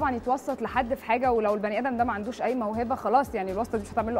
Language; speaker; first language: Arabic; native; Arabic